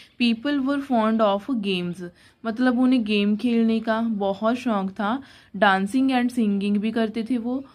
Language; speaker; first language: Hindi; non-native, local second language; Punjabi